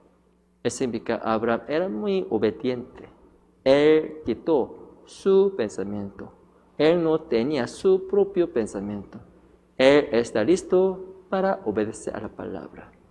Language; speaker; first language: Spanish; non-native, learner; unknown